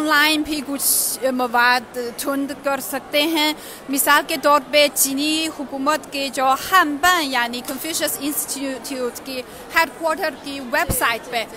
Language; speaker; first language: Hindi; non-native, fluent; Chinese